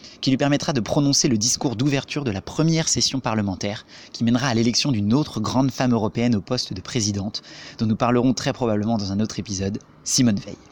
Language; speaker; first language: French; native; French